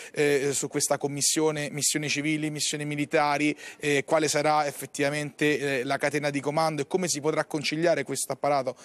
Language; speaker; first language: Italian; native; Italian